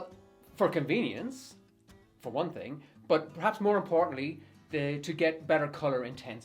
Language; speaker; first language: English; native; English